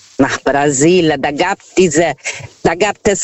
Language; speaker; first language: German; non-native, fluent; Portuguese